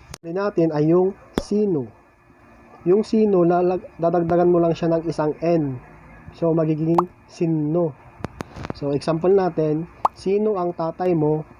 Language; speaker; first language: Filipino; non-native, local second language; Iloko